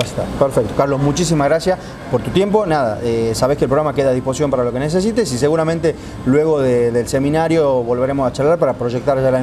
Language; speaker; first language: Spanish; native; Spanish